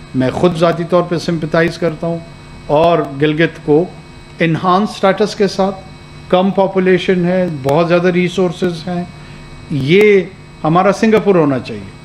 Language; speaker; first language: Urdu; non-native, local second language; Pashto